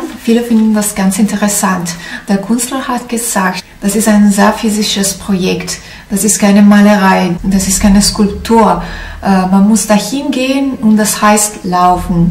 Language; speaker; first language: German; non-native, learner; Italian